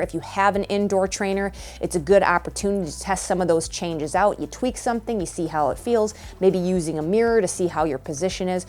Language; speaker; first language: English; native; English